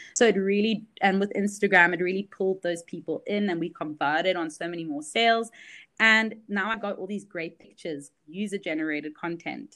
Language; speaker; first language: English; early bilingual, other home language; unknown